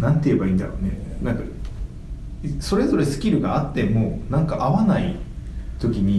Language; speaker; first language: Japanese; native; Japanese